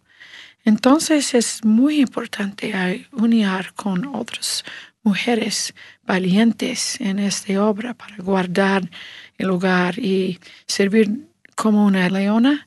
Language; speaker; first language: Spanish; non-native, learner; English